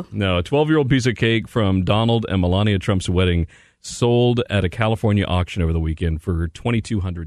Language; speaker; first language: English; native; English